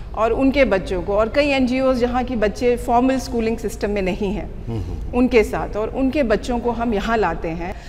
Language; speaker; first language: Hindi; native; Hindi